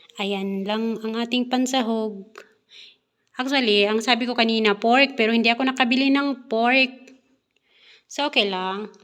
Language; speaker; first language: Filipino; non-native, local second language; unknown